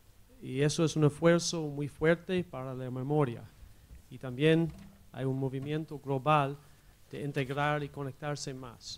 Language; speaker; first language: Spanish; non-native, fluent; English